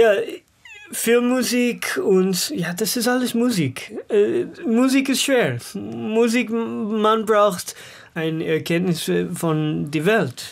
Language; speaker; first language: German; non-native, learner; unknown